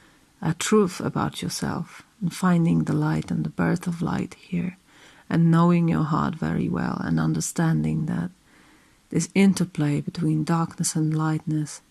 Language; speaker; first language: English; non-native, fluent; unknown